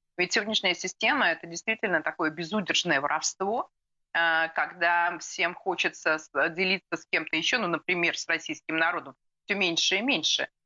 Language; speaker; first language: Russian; native; Russian